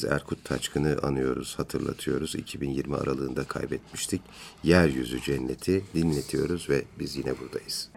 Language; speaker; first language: Turkish; native; Turkish